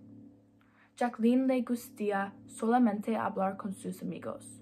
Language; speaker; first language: Spanish; non-native, learner; English